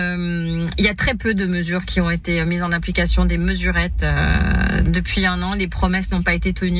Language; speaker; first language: French; native; French